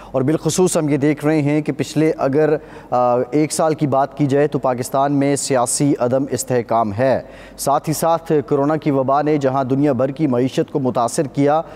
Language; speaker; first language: Urdu; native; Urdu